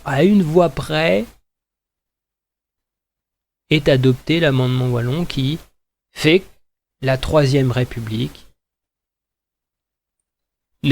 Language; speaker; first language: French; native; French